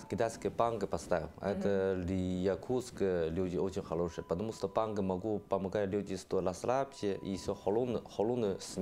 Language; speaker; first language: Russian; non-native, learner; Chinese